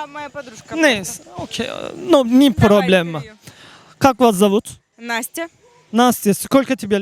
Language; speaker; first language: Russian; non-native, learner; Turkish